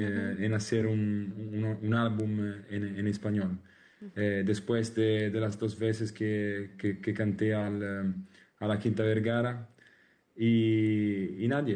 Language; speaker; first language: Spanish; non-native, learner; Italian